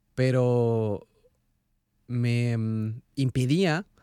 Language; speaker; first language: Spanish; native; Spanish